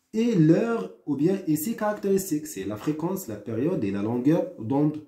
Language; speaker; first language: French; non-native, local second language; Arabic